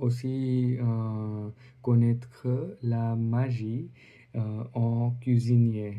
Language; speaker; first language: French; non-native, learner; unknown